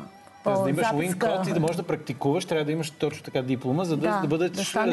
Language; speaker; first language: Bulgarian; native; Bulgarian